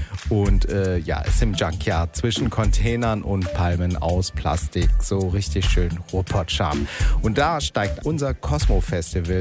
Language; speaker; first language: German; native; German